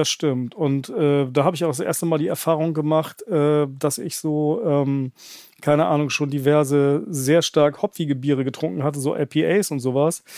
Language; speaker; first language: German; native; German